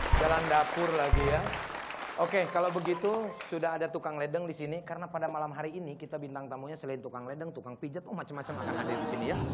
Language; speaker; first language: Indonesian; native; Indonesian